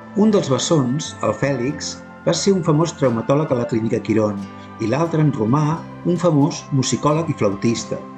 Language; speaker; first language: Catalan; native; Catalan